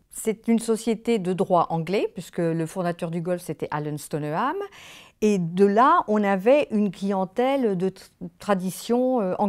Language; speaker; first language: French; native; French